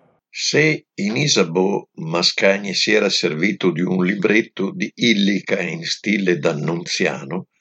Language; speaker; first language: Italian; native; Italian